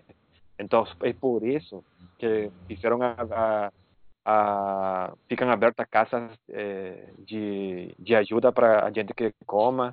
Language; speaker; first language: Portuguese; non-native, fluent; Spanish